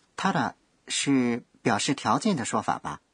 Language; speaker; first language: Chinese; non-native, fluent; Japanese